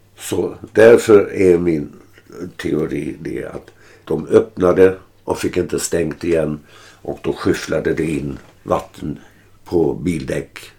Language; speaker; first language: Swedish; early bilingual, other home language; German